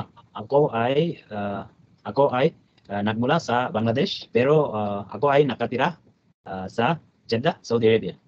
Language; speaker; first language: Filipino; non-native, learner; Bangla